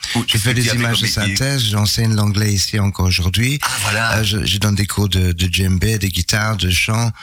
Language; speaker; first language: French; non-native, fluent; English